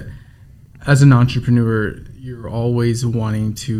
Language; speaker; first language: English; native; English